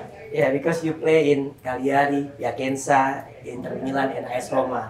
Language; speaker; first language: English; non-native, learner; Indonesian